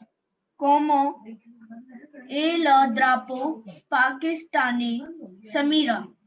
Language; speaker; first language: French; non-native, learner; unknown